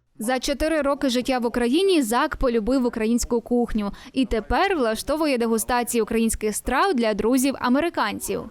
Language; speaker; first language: Ukrainian; native; Ukrainian